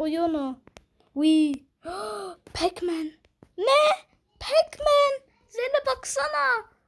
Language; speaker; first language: Turkish; early bilingual, heritage; Turkish